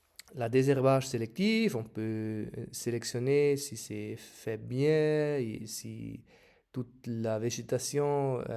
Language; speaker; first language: French; non-native, learner; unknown